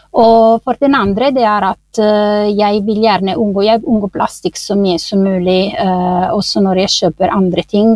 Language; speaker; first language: Norwegian; non-native, fluent; Italian